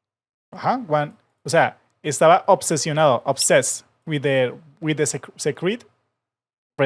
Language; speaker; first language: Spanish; non-native, learner; English